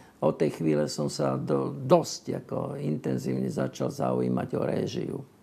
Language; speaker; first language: Slovak; native; Slovak